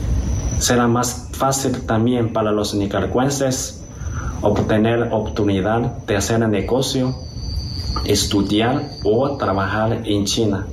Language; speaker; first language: Spanish; non-native, fluent; Chinese